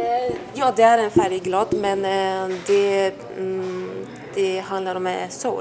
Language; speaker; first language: Swedish; non-native, fluent; Persian